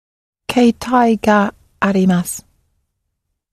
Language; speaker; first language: Japanese; non-native, learner; English